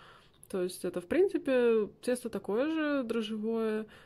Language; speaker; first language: Russian; native; Russian